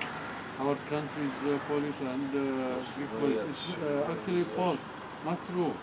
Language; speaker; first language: English; non-native, learner; Arabic